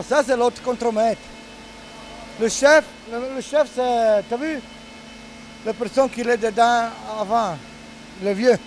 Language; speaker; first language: French; non-native, learner; Italian